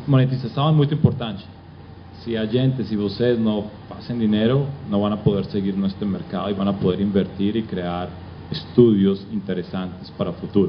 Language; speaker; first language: Portuguese; non-native, fluent; Spanish